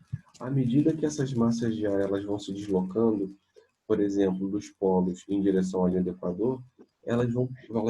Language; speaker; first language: Portuguese; native; Portuguese